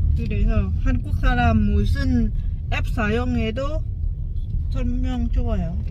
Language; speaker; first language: Korean; non-native, learner; Lao